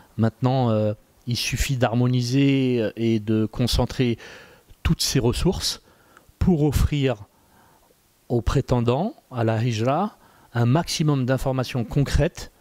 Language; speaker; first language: French; native; French